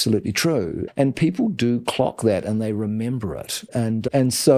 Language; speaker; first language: English; native; English